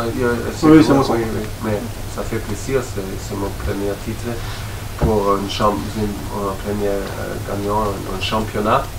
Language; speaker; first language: French; non-native, fluent; German